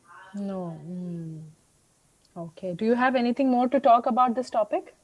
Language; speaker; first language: English; non-native, fluent; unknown